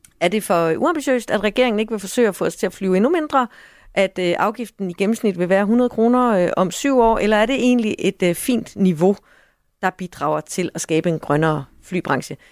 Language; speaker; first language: Danish; native; Danish